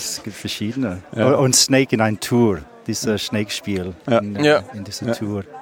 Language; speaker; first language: German; non-native, learner; English